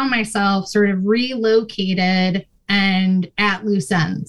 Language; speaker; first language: English; native; English